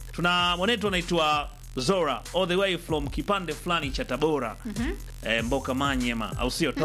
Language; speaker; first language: Swahili; native; Swahili